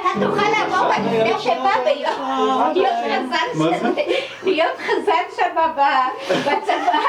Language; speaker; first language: Hebrew; native; Hebrew